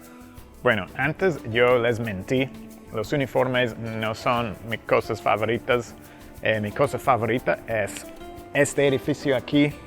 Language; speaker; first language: Spanish; non-native, fluent; English